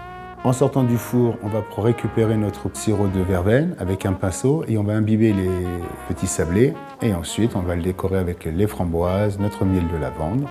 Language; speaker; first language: French; native; French